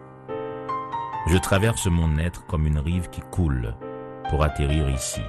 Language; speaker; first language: French; non-native, local second language; Haitian Creole